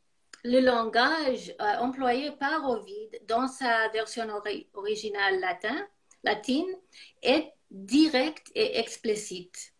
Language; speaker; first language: French; non-native, fluent; English